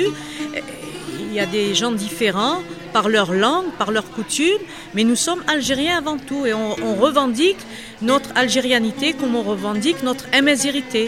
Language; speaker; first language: French; non-native, local second language; Kabyle